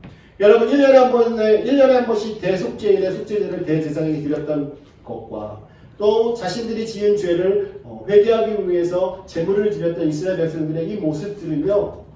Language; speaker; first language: Korean; native; Korean